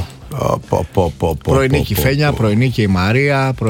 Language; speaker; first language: Greek; native; Greek